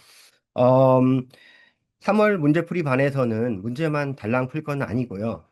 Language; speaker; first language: Korean; early bilingual, heritage; Korean